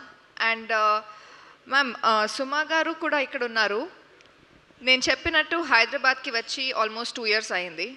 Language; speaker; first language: Telugu; non-native, local second language; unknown